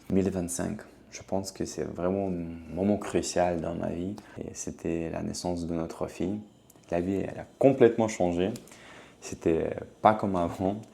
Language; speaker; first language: French; non-native, fluent; Ukrainian